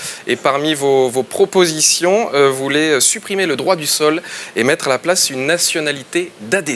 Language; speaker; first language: French; native; French